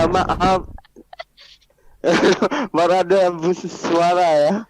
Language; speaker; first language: Indonesian; non-native, learner; Malay